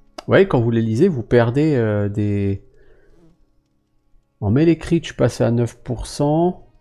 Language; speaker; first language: French; native; French